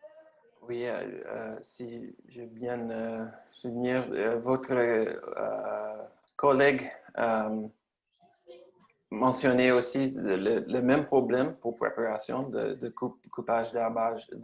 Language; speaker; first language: French; non-native, learner; English